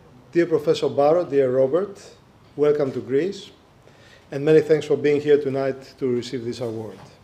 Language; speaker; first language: English; non-native, fluent; Greek